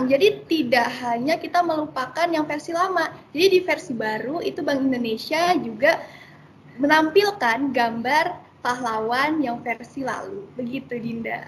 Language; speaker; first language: Indonesian; native; Indonesian